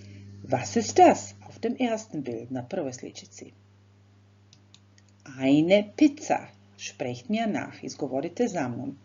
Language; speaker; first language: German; non-native, fluent; Croatian